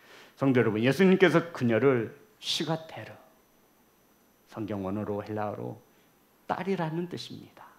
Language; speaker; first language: Korean; native; Korean